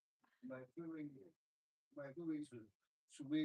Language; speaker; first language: English; non-native, learner; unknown